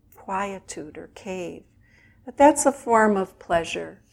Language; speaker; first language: English; native; English